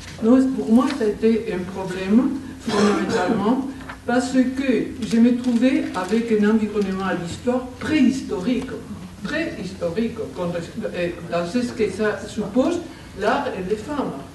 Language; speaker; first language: French; non-native, fluent; Spanish